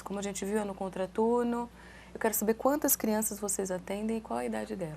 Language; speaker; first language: Portuguese; native; Portuguese